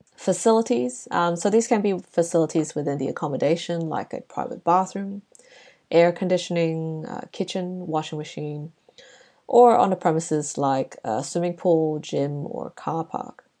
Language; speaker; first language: English; non-native, local second language; Chinese